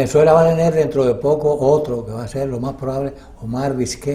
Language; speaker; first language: Spanish; native; Spanish